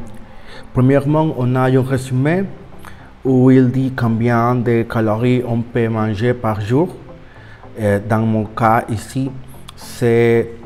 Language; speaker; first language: French; non-native, learner; Spanish